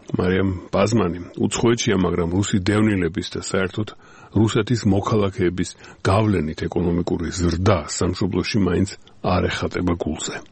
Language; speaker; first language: Georgian; native; Georgian